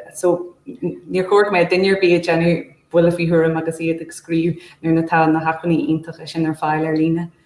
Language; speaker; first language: Irish; non-native, local second language; English